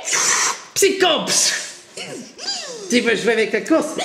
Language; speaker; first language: French; native; French